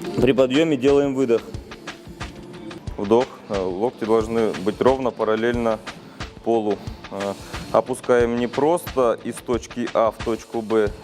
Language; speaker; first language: Russian; native; Russian